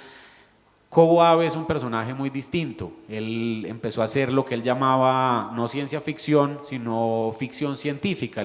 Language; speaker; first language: Spanish; native; Spanish